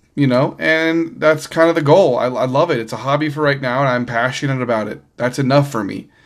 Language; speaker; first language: English; native; English